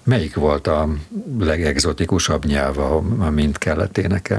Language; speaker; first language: Hungarian; native; Hungarian